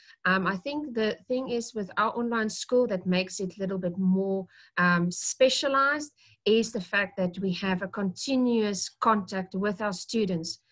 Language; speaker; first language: English; non-native, local second language; Afrikaans